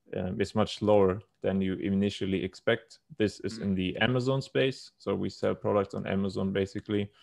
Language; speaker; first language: English; non-native, fluent; German